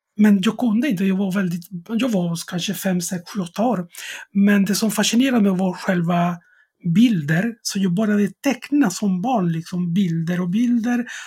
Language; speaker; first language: Swedish; non-native, fluent; Spanish